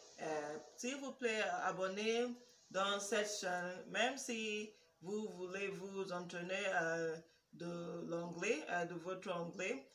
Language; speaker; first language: French; non-native, learner; English